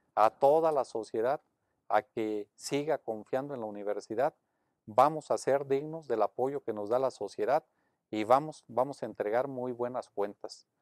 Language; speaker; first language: Spanish; native; Spanish